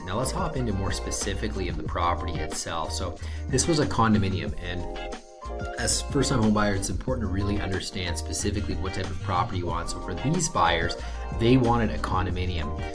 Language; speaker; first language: English; native; English